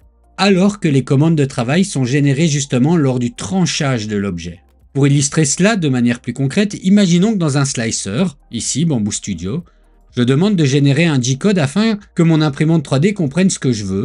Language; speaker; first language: French; native; French